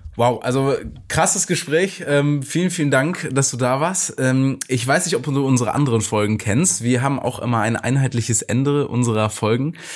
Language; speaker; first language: German; native; German